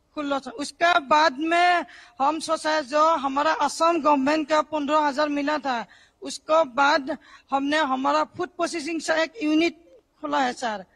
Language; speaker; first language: Hindi; non-native, local second language; Assamese